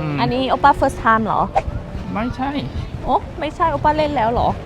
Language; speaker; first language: Thai; native; Thai